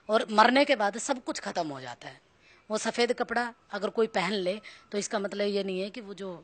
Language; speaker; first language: Hindi; native; Hindi